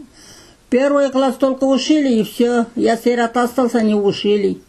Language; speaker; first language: Russian; non-native, local second language; Kazakh